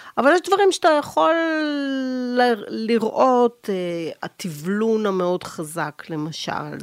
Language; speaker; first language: Hebrew; native; Hebrew